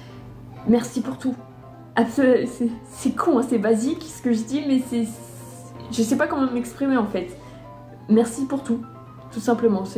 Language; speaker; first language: French; native; French